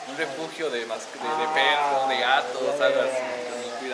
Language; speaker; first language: Spanish; native; Spanish